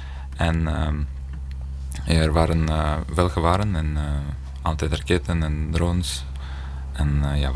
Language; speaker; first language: Dutch; non-native, learner; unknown